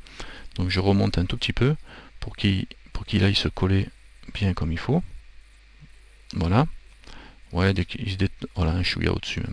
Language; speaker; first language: French; native; French